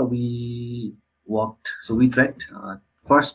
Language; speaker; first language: English; non-native, local second language; Nepali